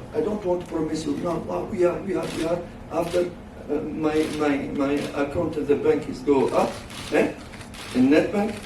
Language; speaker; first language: English; non-native, learner; French